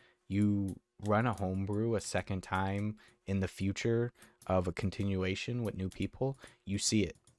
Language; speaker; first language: English; native; English